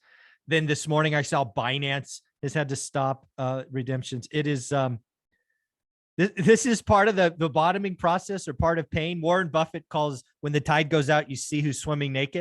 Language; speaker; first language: English; native; English